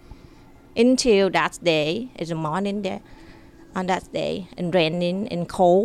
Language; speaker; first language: English; non-native, learner; Vietnamese